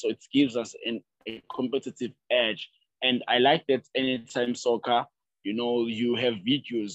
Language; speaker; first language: English; non-native, local second language; Zulu